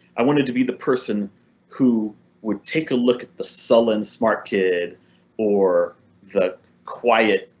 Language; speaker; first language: English; early bilingual, other home language; Spanish